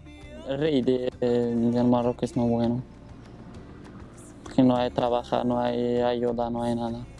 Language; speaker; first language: Spanish; non-native, learner; Arabic